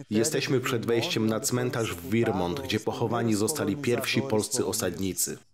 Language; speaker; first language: Polish; native; Polish